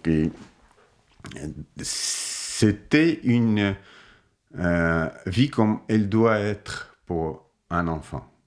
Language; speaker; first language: French; non-native, fluent; Russian